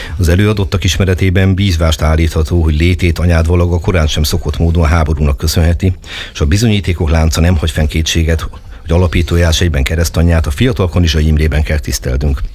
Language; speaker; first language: Hungarian; native; Hungarian